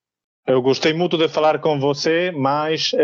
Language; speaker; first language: Portuguese; non-native, learner; Spanish